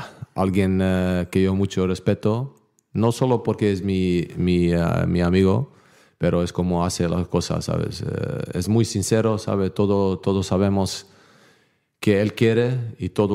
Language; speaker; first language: Spanish; non-native, learner; Bosnian